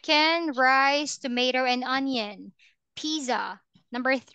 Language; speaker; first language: English; non-native, fluent; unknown